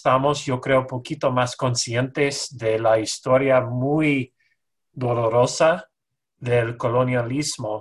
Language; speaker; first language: Spanish; non-native, fluent; English